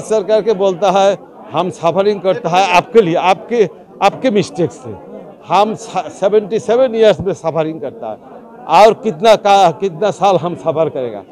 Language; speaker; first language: Hindi; non-native, learner; Bangla